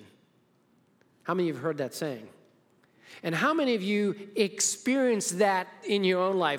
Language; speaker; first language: English; native; English